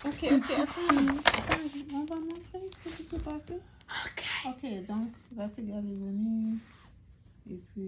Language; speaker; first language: French; non-native, learner; English